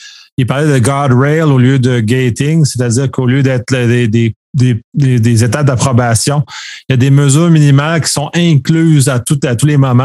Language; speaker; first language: French; native; French